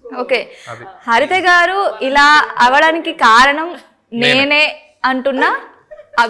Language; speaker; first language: Telugu; native; Telugu